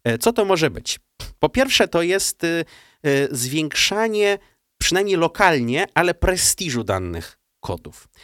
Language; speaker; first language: Polish; early bilingual, heritage; Russian